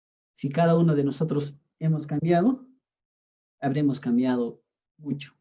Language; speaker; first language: Spanish; native; Spanish